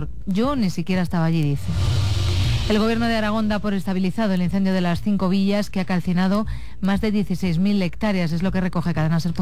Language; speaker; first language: Spanish; native; Spanish